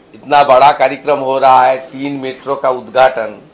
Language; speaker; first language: Hindi; non-native, local second language; Bangla